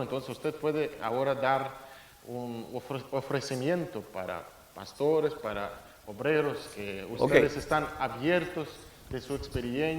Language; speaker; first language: Spanish; non-native, fluent; Russian